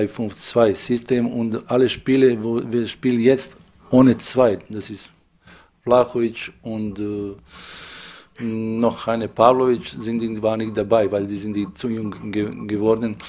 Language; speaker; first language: German; non-native, fluent; Serbian